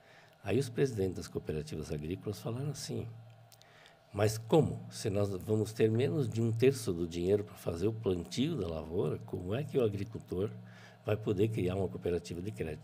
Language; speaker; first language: Portuguese; native; Portuguese